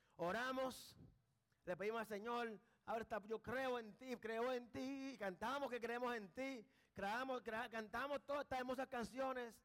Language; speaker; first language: Spanish; early bilingual, heritage; Spanish